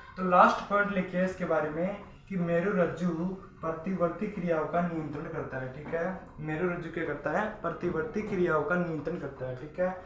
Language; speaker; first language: Hindi; native; Hindi